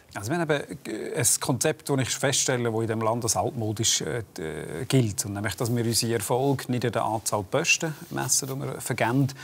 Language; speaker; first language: German; native; German